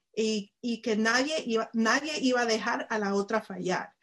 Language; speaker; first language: Spanish; early bilingual, heritage; Spanish